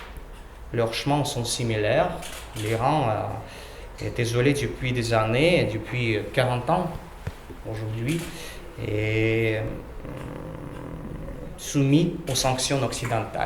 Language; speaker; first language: French; non-native, learner; Russian